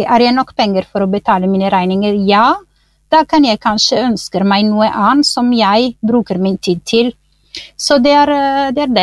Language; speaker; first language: Norwegian; non-native, fluent; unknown